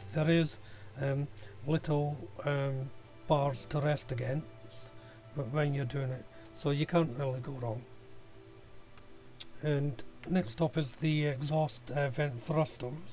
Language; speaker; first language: English; native; English